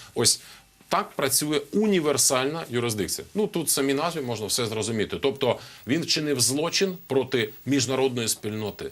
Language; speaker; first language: Ukrainian; non-native, local second language; Russian